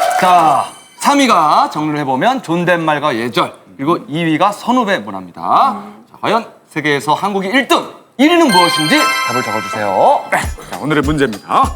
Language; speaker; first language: Korean; native; Korean